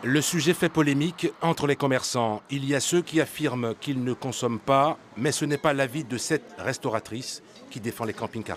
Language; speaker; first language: French; native; French